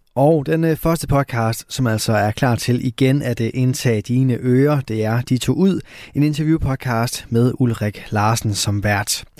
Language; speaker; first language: Danish; native; Danish